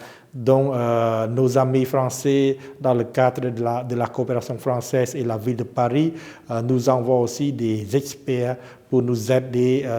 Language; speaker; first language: French; non-native, fluent; Khmer